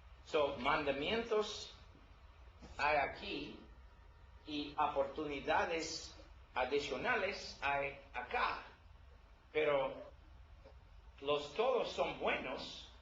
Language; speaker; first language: Spanish; non-native, learner; English